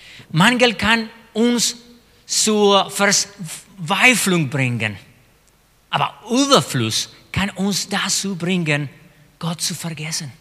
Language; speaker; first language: German; non-native, fluent; Spanish